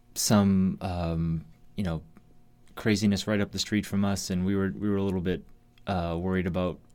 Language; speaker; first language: English; native; English